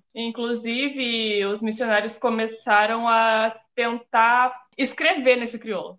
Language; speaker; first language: Portuguese; native; Portuguese